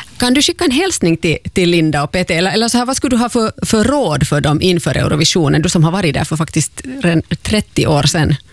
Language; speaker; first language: Swedish; native; Swedish